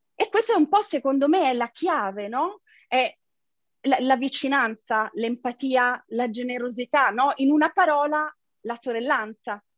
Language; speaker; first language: Italian; native; Italian